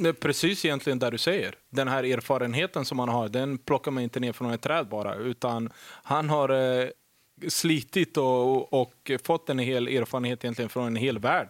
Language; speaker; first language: Swedish; native; Swedish